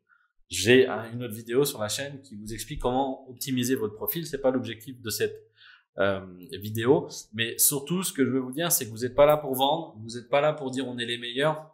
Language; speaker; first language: French; native; French